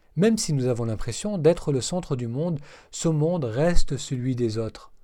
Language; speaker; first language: French; non-native, local second language; Arabic